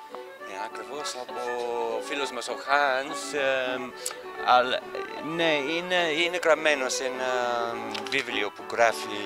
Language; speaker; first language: Greek; non-native, learner; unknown